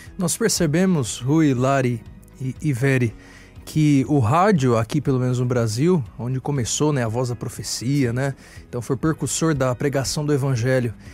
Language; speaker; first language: Portuguese; native; Portuguese